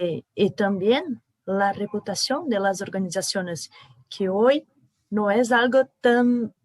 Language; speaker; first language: Spanish; non-native, fluent; Portuguese